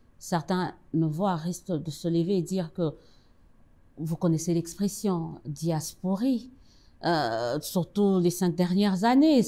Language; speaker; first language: French; non-native, local second language; Lingala